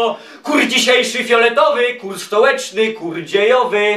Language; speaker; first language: Polish; native; Polish